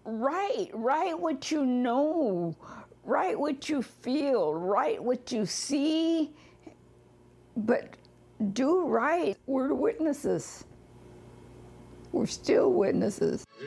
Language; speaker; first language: English; early bilingual, other home language; Spanish